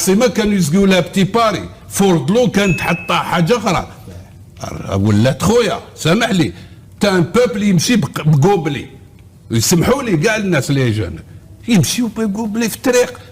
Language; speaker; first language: Arabic; native; Arabic